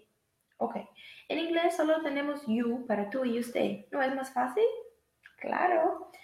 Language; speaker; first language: Spanish; non-native, fluent; Portuguese